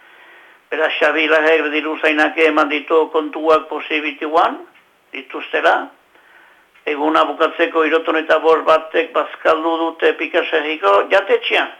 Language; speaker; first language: Basque; native; Basque